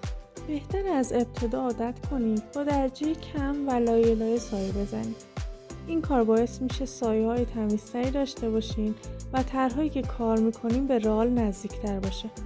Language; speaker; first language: Persian; native; Persian